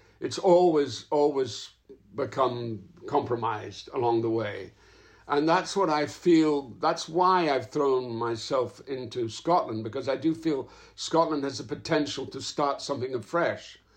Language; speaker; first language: English; native; English